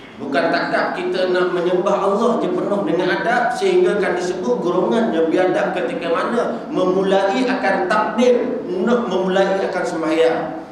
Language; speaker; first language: Malay; non-native, local second language; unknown